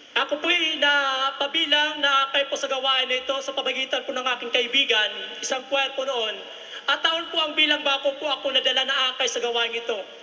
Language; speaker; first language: Filipino; non-native, local second language; Cebuano